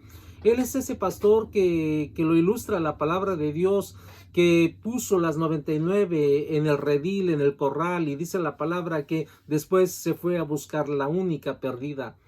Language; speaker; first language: Spanish; native; Spanish